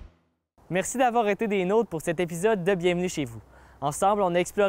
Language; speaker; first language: French; native; French